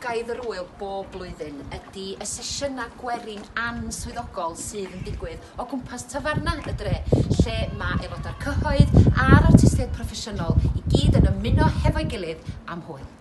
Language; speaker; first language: Welsh; native; Welsh